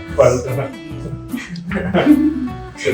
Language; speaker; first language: French; non-native, learner; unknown